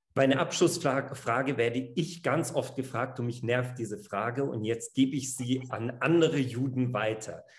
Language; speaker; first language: German; early bilingual, other home language; Hungarian